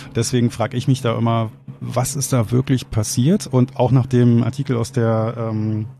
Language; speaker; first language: German; native; German